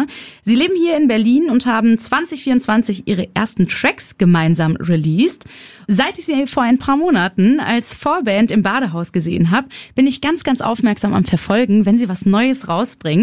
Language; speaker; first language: German; native; German